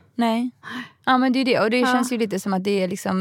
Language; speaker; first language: Swedish; native; Swedish